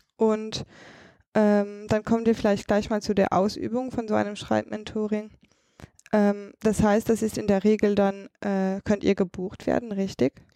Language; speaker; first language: German; native; German